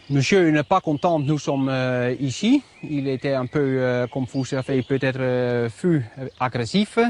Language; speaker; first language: French; non-native, learner; Dutch